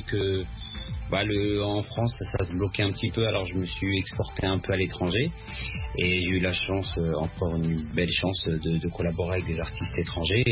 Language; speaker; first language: French; early bilingual, other home language; Arabic